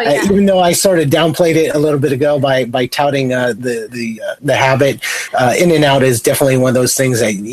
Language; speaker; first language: English; native; English